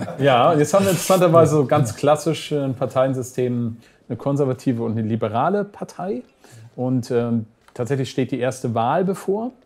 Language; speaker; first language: German; native; German